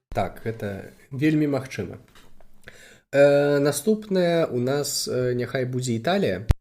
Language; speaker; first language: Belarusian; non-native, local second language; Russian